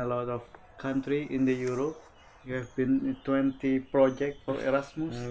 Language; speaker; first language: English; non-native, learner; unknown